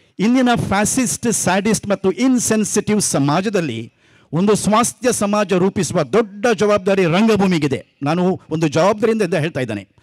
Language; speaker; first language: Kannada; non-native, local second language; Konkani